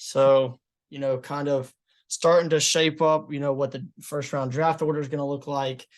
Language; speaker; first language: English; native; English